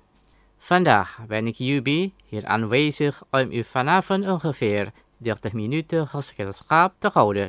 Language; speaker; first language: Dutch; non-native, learner; Indonesian